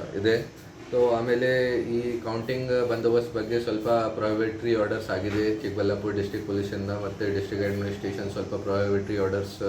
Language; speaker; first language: Kannada; non-native, fluent; Hindi